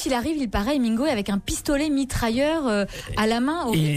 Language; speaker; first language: French; native; French